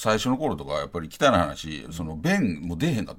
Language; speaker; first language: Japanese; native; Japanese